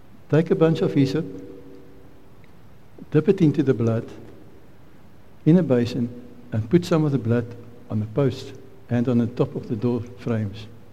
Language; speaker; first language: English; non-native, local second language; Afrikaans